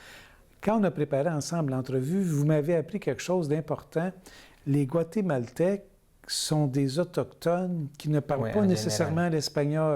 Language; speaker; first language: French; native; French